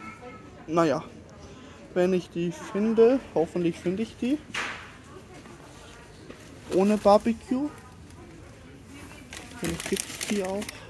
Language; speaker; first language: German; non-native, fluent; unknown